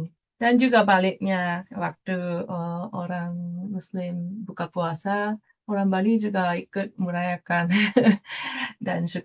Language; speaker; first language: Indonesian; non-native, fluent; Japanese